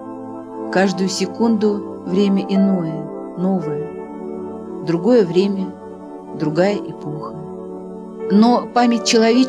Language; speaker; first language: Russian; native; Russian